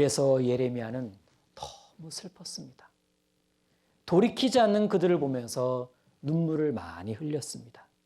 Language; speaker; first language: Korean; native; Korean